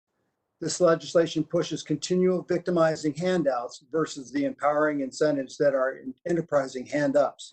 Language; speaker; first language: English; native; English